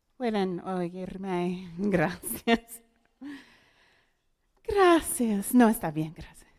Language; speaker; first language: Spanish; non-native, learner; English